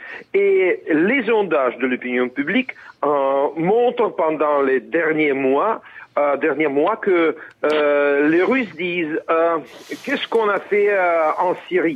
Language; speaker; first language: French; non-native, fluent; Russian